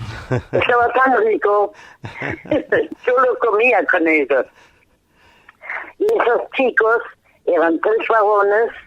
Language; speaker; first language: Spanish; non-native, fluent; German